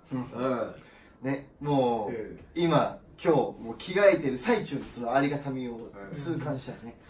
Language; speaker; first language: Japanese; native; Japanese